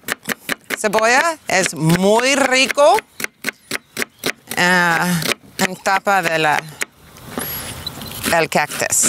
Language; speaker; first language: Spanish; non-native, learner; English